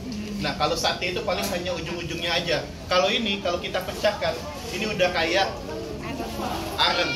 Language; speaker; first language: Indonesian; native; Indonesian